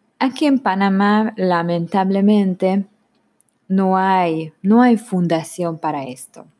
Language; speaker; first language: Spanish; non-native, learner; Hungarian